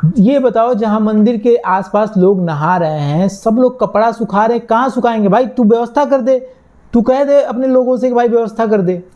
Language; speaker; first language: Hindi; native; Hindi